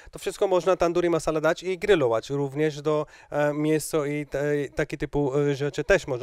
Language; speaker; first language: Polish; non-native, learner; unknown